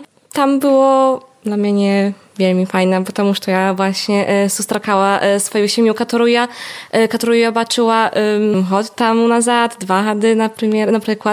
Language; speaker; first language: Polish; non-native, local second language; Belarusian